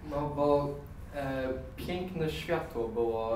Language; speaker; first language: Polish; early bilingual, heritage; Polish